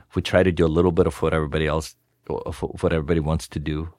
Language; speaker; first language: English; non-native, fluent; Russian